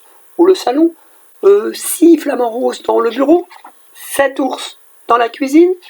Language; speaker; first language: French; native; French